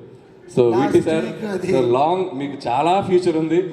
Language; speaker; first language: Telugu; native; Telugu